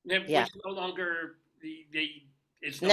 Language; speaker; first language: English; native; English